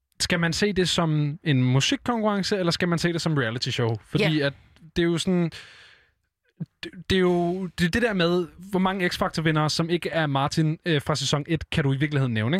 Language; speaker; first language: Danish; native; Danish